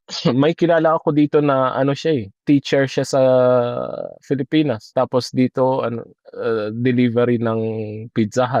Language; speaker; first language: Filipino; non-native, fluent; Arabic